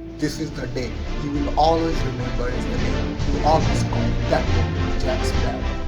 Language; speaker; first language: English; non-native, local second language; Bangla